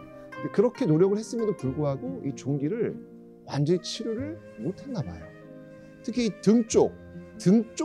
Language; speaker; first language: Korean; native; Korean